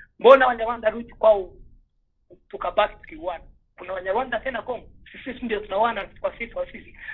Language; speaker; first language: Swahili; non-native, local second language; Kinyarwanda